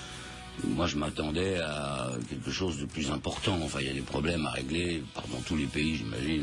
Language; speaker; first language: French; native; French